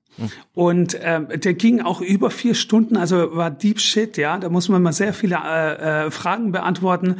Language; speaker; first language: German; early bilingual, other home language; Turkish